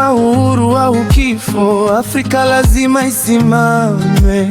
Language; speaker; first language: Swahili; native; Swahili